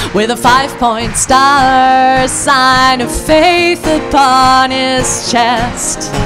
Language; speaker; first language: English; native; English